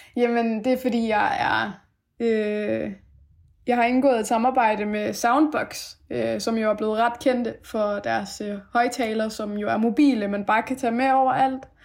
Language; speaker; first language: Danish; early bilingual, other home language; Persian